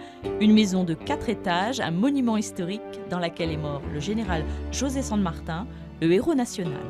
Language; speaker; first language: French; native; French